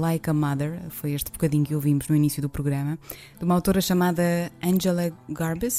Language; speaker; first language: Portuguese; native; Portuguese